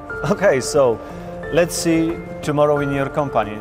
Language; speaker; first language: English; non-native, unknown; Polish